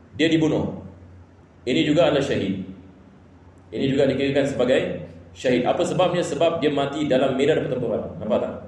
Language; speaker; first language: Malay; non-native, fluent; Arabic